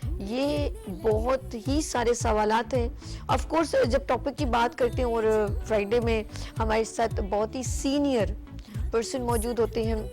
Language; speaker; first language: Urdu; native; Urdu